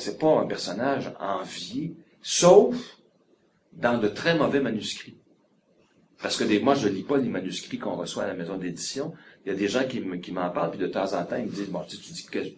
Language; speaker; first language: French; native; French